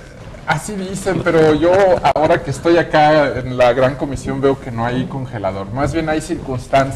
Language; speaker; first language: Spanish; native; Spanish